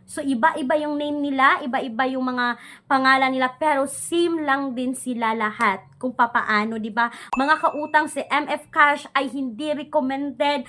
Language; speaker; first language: Filipino; non-native, local second language; Cebuano